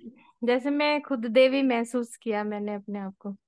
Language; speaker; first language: Hindi; native; Hindi